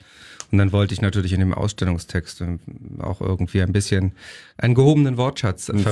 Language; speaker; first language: German; native; German